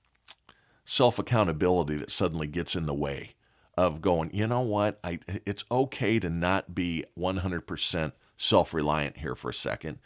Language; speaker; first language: English; native; English